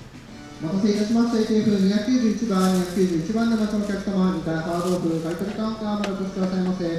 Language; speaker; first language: Japanese; native; Japanese